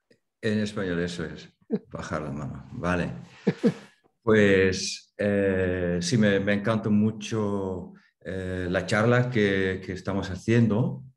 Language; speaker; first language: Spanish; non-native, fluent; Dutch